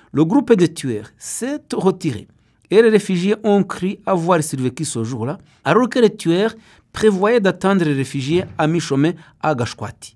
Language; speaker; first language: French; non-native, local second language; Kinyarwanda